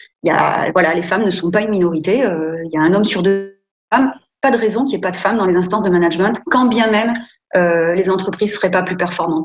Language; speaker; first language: French; native; French